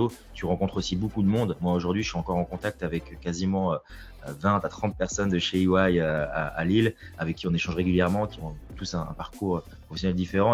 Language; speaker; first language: French; native; French